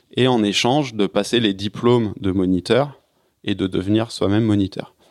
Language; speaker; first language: French; native; French